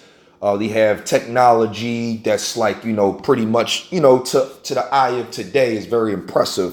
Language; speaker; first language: English; native; English